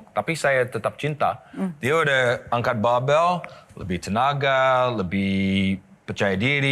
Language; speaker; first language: Indonesian; non-native, learner; English